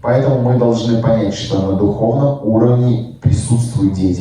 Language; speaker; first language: Russian; native; Russian